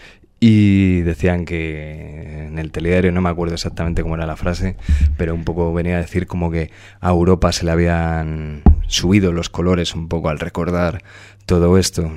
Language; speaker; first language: Spanish; native; Spanish